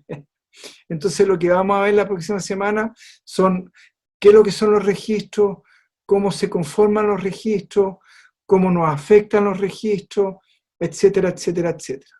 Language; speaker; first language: Spanish; native; Spanish